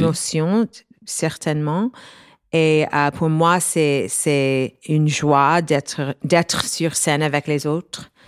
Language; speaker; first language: French; non-native, learner; English